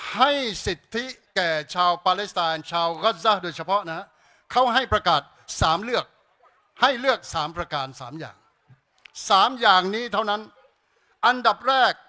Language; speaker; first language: Thai; non-native, local second language; Malay